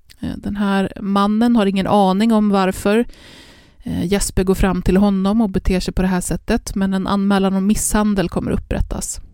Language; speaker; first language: Swedish; native; Swedish